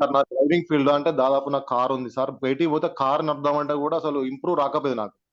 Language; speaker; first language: Telugu; native; Telugu